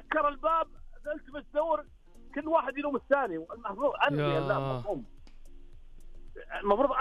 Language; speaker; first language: Arabic; native; Arabic